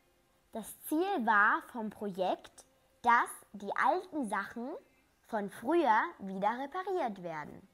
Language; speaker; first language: German; early bilingual, other home language; Macedonian